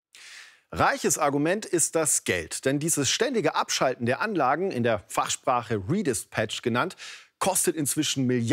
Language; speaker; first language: German; native; German